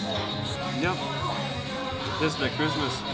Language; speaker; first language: English; non-native, fluent; German